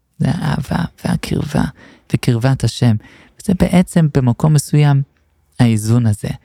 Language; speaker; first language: Hebrew; non-native, fluent; English